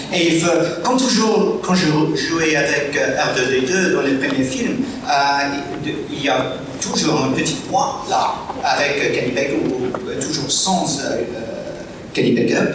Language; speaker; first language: French; non-native, learner; English